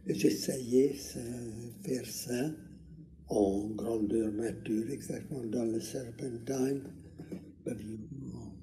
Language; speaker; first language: French; non-native, learner; Hungarian